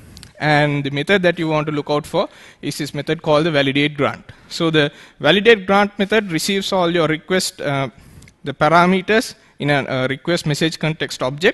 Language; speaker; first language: English; non-native, local second language; Sinhala